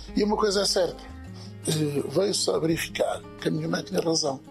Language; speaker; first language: Portuguese; native; Portuguese